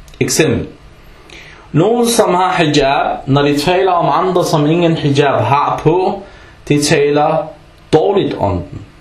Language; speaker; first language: Danish; non-native, fluent; Arabic